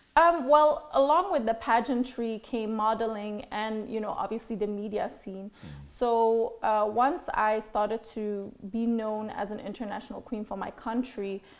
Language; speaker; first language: English; non-native, fluent; Dutch